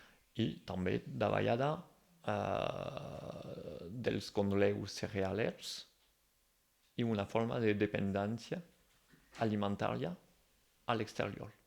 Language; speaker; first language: Catalan; non-native, local second language; French